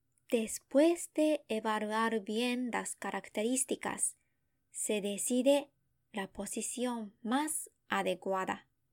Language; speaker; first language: Spanish; non-native, fluent; Japanese